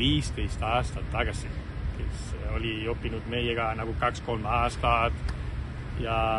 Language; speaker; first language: Estonian; non-native, fluent; Spanish